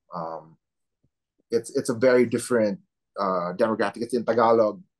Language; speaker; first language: English; non-native, local second language; Filipino